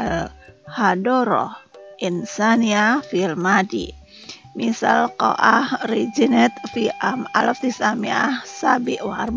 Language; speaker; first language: Arabic; non-native, fluent; Indonesian